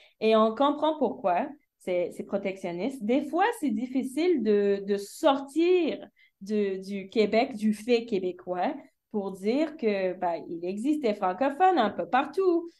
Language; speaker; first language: French; early bilingual, heritage; French